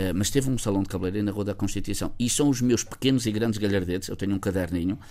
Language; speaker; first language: Portuguese; native; Portuguese